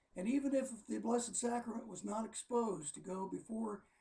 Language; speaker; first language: English; native; English